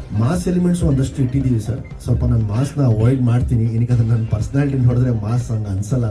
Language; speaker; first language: Kannada; non-native, local second language; Urdu